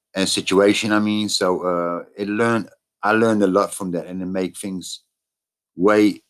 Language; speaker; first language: English; non-native, fluent; Dutch